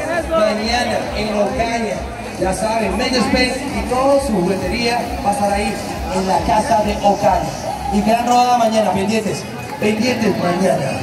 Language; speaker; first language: Spanish; native; Spanish